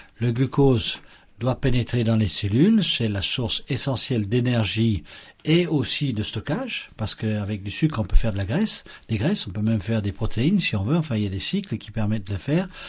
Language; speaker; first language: French; native; French